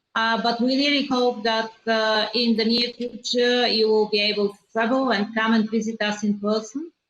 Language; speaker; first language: English; non-native, fluent; Bulgarian